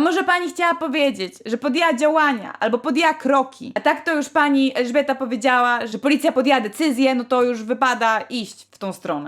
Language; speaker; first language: Polish; native; Polish